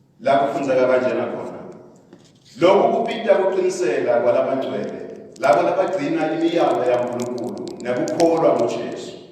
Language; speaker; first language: Zulu; non-native, local second language; Swati